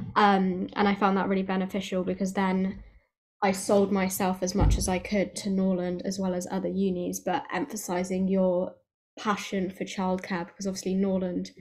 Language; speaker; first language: English; native; English